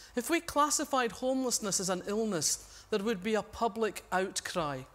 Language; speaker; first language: English; native; English